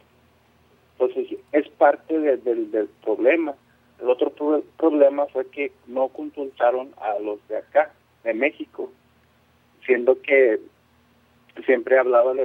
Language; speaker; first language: Spanish; non-native, local second language; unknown